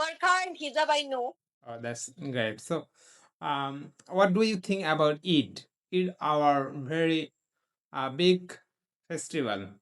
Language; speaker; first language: English; non-native, learner; Bangla